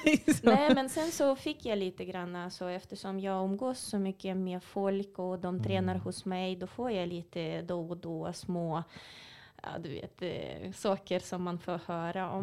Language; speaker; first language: Swedish; non-native, fluent; Russian